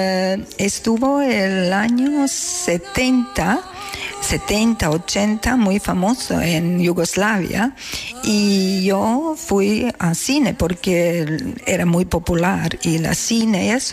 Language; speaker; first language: Spanish; non-native, learner; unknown